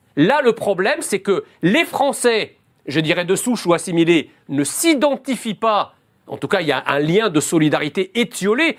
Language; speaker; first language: French; early bilingual, other home language; Arabic